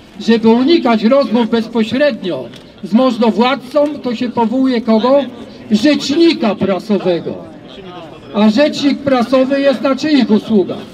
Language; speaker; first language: Polish; native; Polish